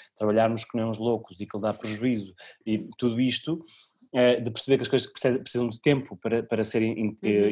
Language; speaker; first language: Portuguese; native; Portuguese